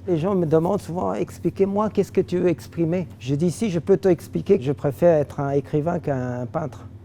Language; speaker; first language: French; non-native, fluent; Chinese